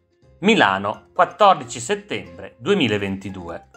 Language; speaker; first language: Italian; native; Italian